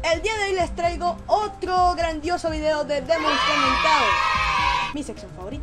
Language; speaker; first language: Spanish; native; Spanish